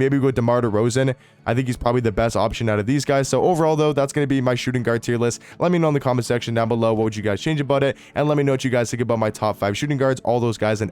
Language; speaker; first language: English; native; English